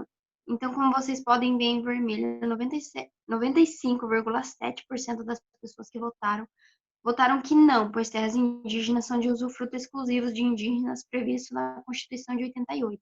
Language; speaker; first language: Portuguese; native; Portuguese